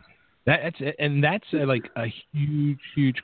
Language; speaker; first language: English; native; English